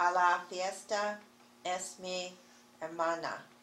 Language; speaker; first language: Spanish; non-native, learner; English